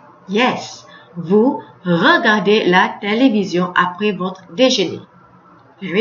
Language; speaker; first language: French; non-native, fluent; Malay